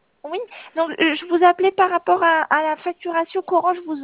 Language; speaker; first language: French; native; French